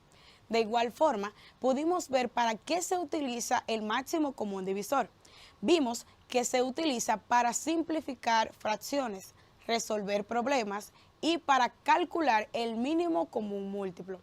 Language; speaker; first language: Spanish; native; Spanish